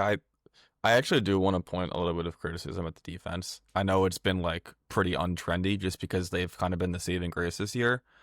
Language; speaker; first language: English; native; English